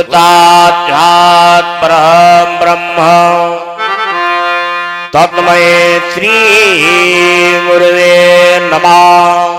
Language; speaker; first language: Hindi; native; Hindi